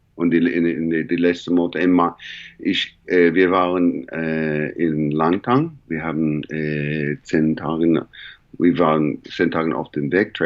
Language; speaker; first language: German; non-native, learner; English